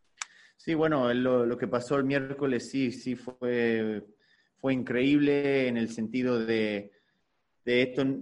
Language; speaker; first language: Spanish; early bilingual, heritage; Spanish